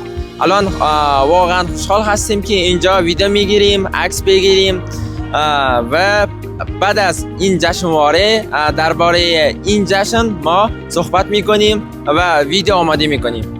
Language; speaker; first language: Persian; non-native, learner; Uzbek